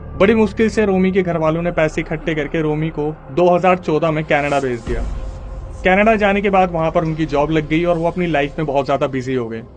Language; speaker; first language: Hindi; native; Hindi